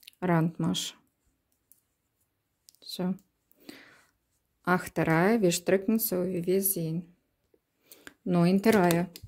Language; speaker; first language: German; non-native, learner; Russian